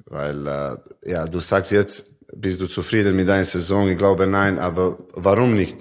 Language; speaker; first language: German; non-native, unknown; Serbian